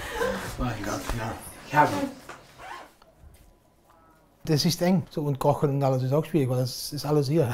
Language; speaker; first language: German; non-native, learner; Dutch